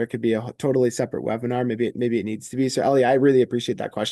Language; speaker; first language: English; native; English